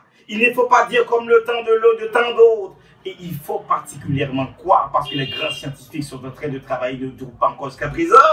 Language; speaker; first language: French; non-native, local second language; Haitian Creole